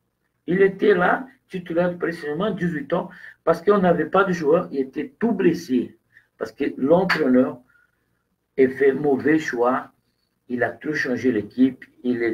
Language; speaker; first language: French; non-native, fluent; Portuguese